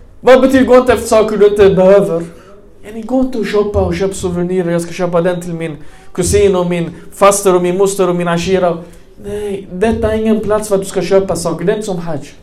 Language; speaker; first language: Swedish; early bilingual, other home language; Arabic